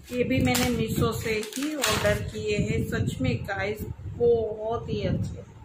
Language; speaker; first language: Hindi; non-native, local second language; Gujarati